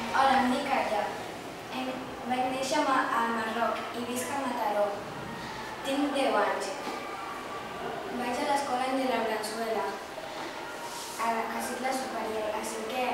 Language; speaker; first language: Catalan; early bilingual, other home language; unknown